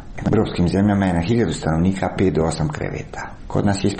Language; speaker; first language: Serbian; native; Serbian